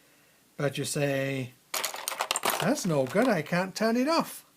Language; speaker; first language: English; native; English